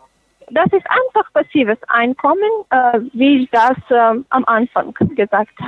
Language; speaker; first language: German; non-native, fluent; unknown